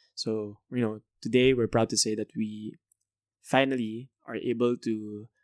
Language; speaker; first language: English; non-native, local second language; Filipino